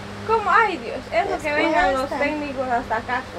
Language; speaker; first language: Spanish; native; Spanish